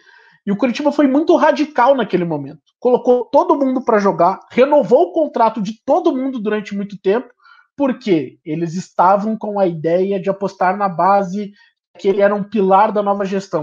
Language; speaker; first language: Portuguese; native; Portuguese